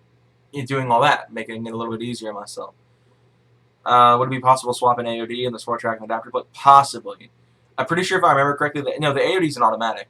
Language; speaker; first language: English; native; English